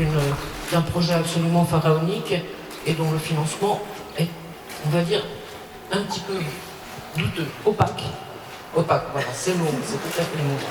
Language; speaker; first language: French; native; French